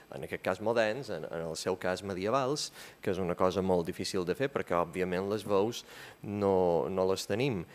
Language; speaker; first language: Catalan; native; Catalan